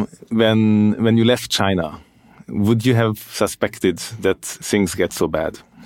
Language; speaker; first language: English; non-native, fluent; Hungarian